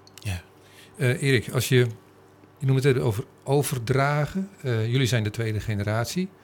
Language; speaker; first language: Dutch; native; Dutch